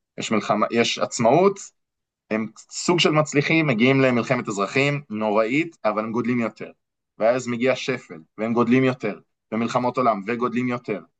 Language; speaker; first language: Hebrew; non-native, fluent; English